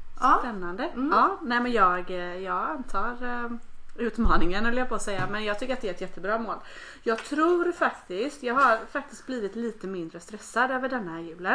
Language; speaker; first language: Swedish; native; Swedish